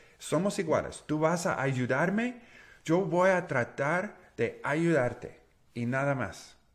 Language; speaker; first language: Spanish; non-native, learner; English